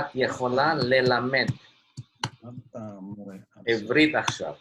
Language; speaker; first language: Hebrew; non-native, fluent; Indonesian